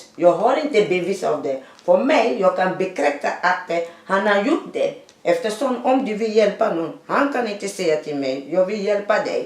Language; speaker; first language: Swedish; non-native, learner; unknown